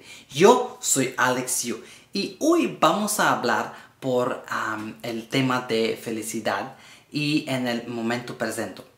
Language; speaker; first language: Spanish; non-native, learner; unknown